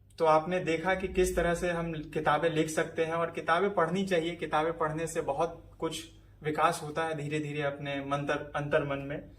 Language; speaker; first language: Hindi; native; Hindi